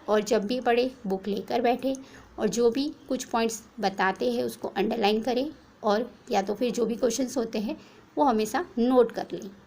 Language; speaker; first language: Hindi; non-native, local second language; Gujarati